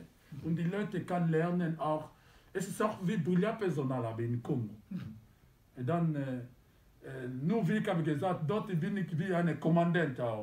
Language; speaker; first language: German; non-native, learner; Lingala